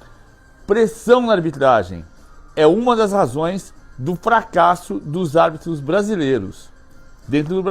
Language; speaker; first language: Portuguese; native; Portuguese